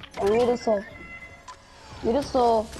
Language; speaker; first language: Dutch; early bilingual, other home language; Turkish